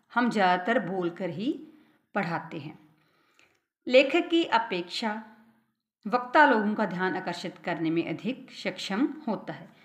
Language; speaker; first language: Hindi; non-native, local second language; Punjabi